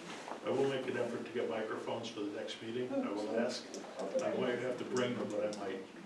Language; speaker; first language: English; native; English